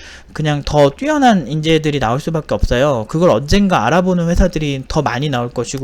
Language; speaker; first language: Korean; native; Korean